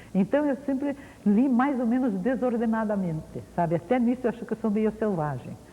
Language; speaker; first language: Portuguese; early bilingual, other home language; Ukrainian